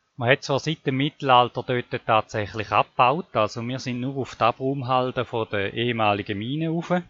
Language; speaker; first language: German; native; German